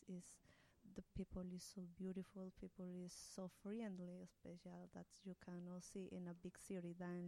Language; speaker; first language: English; non-native, learner; Spanish